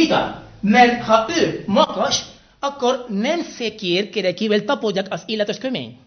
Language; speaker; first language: Hungarian; non-native, fluent; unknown